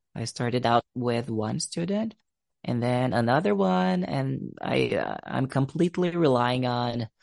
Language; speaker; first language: English; non-native, fluent; Portuguese